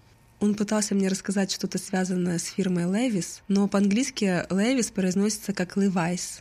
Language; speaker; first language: Russian; native; Russian